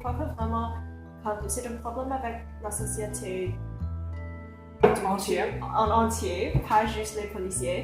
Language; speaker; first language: French; non-native, local second language; English